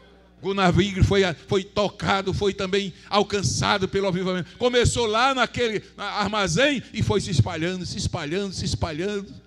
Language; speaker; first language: Portuguese; native; Portuguese